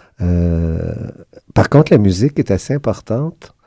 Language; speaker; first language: French; native; French